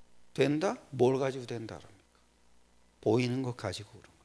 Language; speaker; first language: Korean; native; Korean